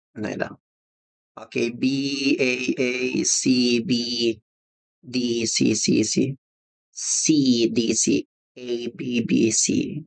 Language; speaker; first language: Filipino; non-native, local second language; Cebuano